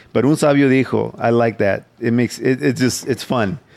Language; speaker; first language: English; early bilingual, other home language; Spanish